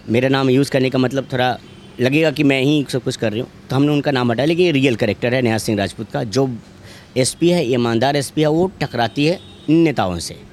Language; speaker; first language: Hindi; native; Hindi